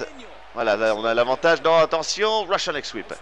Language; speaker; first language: French; native; French